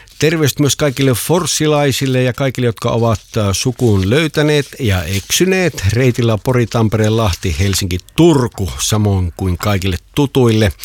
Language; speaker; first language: Finnish; native; Finnish